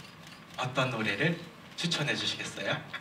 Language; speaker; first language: Korean; non-native, fluent; Thai